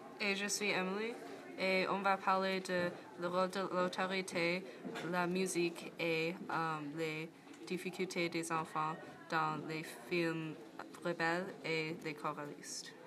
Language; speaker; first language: French; non-native, learner; English